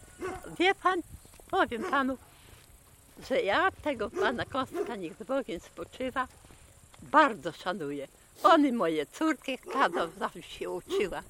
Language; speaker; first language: Polish; non-native, local second language; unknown